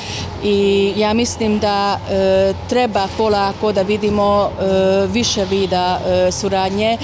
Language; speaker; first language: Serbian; non-native, fluent; Hungarian